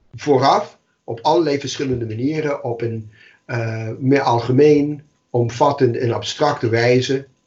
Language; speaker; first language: Dutch; non-native, fluent; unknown